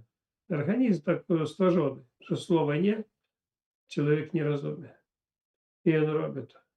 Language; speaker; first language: Polish; non-native, fluent; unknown